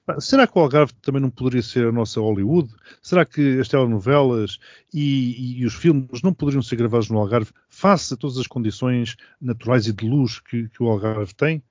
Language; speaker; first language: Portuguese; native; Portuguese